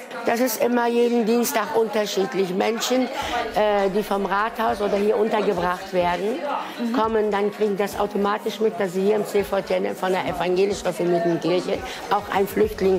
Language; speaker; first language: German; non-native, fluent; Turkish